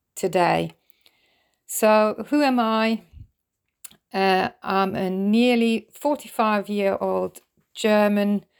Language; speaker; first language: English; non-native, fluent; German